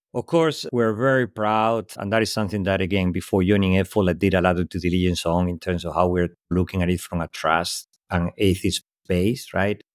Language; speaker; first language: English; non-native, fluent; Spanish